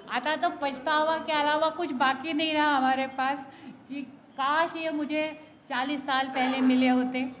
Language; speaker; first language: Hindi; non-native, local second language; Marathi